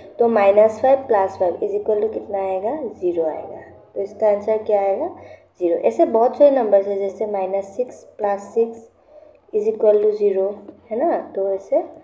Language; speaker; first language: Hindi; non-native, local second language; Assamese